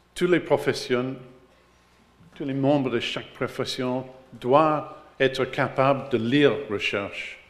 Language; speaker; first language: French; non-native, learner; English